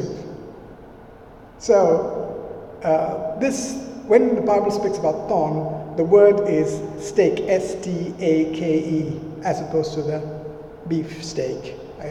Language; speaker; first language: English; non-native, local second language; Malayalam